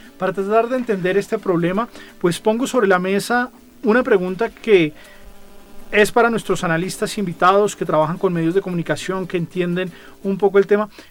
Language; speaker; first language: Spanish; native; Spanish